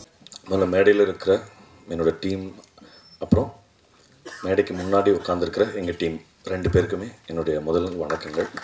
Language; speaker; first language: Tamil; native; Tamil